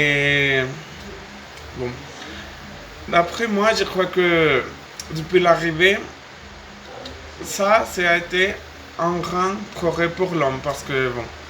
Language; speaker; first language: French; non-native, fluent; Spanish